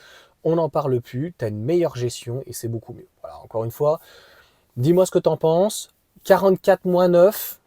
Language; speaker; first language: French; native; French